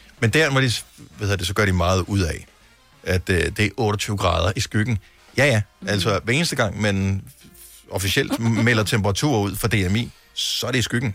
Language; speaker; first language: Danish; native; Danish